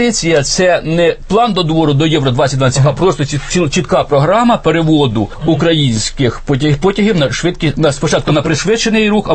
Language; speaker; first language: Ukrainian; native; Ukrainian